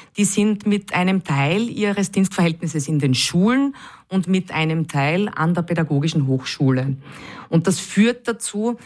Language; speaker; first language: German; native; German